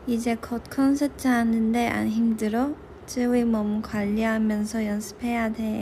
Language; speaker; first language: Korean; non-native, local second language; Chinese